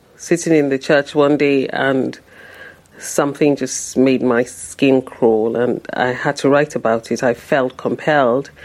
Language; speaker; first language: English; non-native, local second language; Yoruba